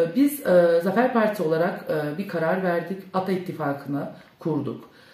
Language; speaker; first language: Turkish; early bilingual, heritage; Turkish